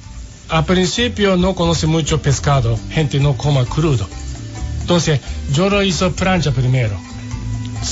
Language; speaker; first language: Spanish; non-native, learner; Japanese